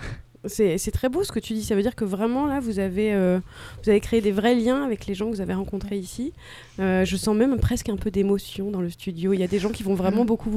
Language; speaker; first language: French; native; French